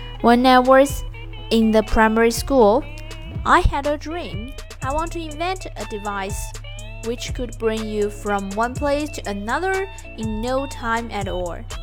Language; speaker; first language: English; non-native, fluent; Chinese